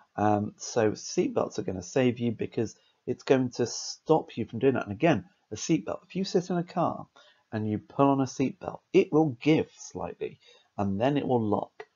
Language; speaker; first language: English; native; English